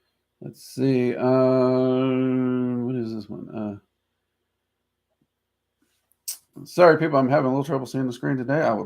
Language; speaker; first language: English; native; English